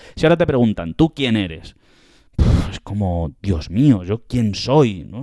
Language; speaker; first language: Spanish; native; Spanish